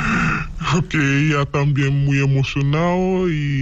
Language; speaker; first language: Spanish; non-native, learner; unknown